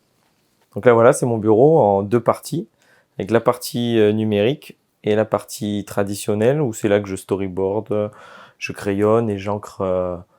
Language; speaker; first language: French; native; French